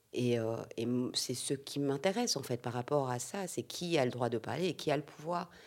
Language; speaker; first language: French; native; French